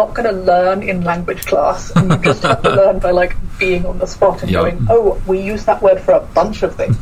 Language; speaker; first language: English; native; English